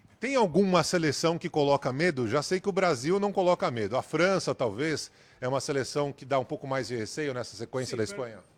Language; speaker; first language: Portuguese; native; Portuguese